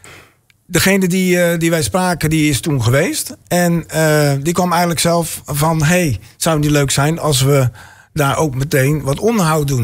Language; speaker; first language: Dutch; native; Dutch